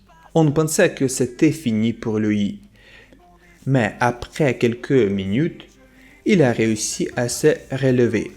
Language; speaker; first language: French; non-native, fluent; Russian